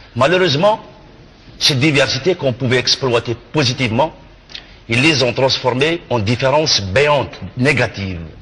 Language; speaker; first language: French; non-native, local second language; Kabyle